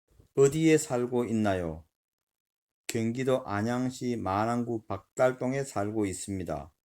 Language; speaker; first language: Korean; non-native, learner; Filipino